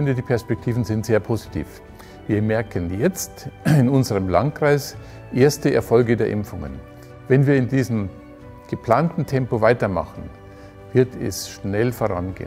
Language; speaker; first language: German; native; German